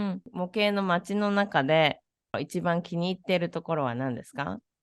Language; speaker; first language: Japanese; native; Japanese